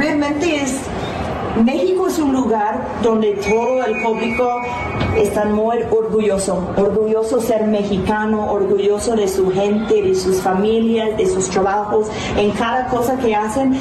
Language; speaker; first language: Spanish; non-native, fluent; English